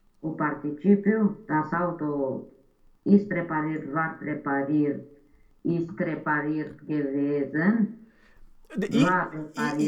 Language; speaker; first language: German; non-native, learner; Romanian